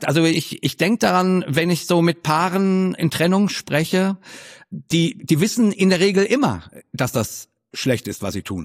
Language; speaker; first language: German; native; German